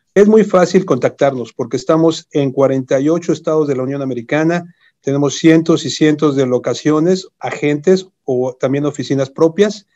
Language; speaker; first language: Spanish; native; Spanish